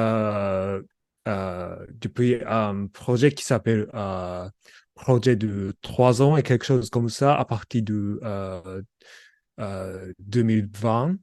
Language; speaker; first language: French; non-native, learner; Japanese